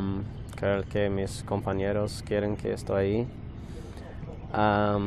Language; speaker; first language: Spanish; non-native, learner; English